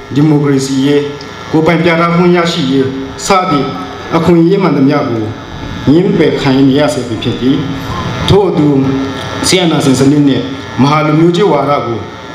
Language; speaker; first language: Burmese; non-native, local second language; Tedim Chin